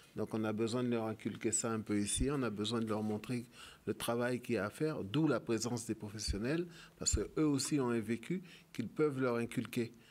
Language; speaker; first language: French; native; French